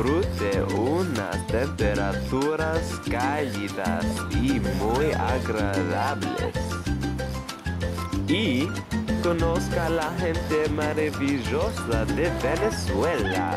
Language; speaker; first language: Spanish; non-native, learner; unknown